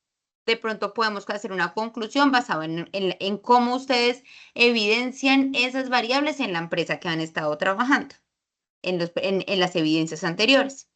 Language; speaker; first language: Spanish; native; Spanish